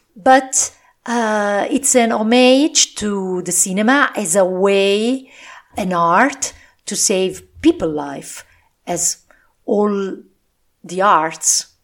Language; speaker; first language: English; non-native, fluent; Italian